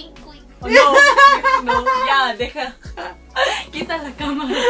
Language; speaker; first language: Spanish; non-native, fluent; Korean